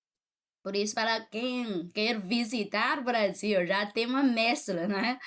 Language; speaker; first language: Portuguese; non-native, fluent; Chinese